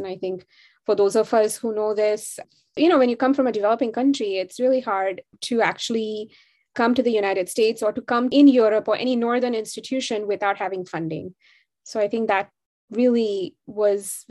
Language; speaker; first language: English; non-native, local second language; Hindi